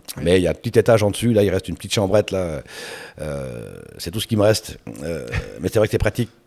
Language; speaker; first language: French; native; French